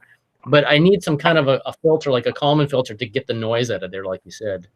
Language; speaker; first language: English; native; English